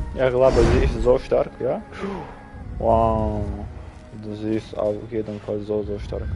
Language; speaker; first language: German; non-native, learner; Russian